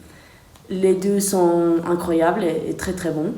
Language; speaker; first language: French; non-native, fluent; Spanish